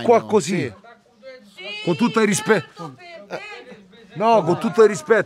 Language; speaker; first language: Italian; native; Italian